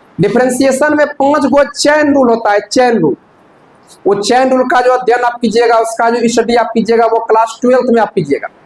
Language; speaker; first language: Hindi; native; Hindi